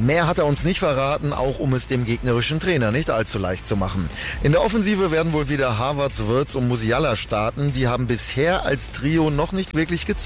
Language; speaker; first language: German; native; German